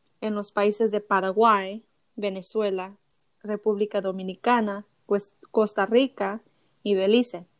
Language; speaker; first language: Spanish; early bilingual, heritage; Spanish